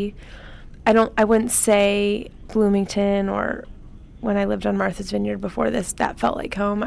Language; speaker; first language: English; native; English